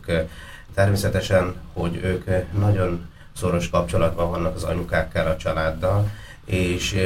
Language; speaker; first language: Hungarian; non-native, fluent; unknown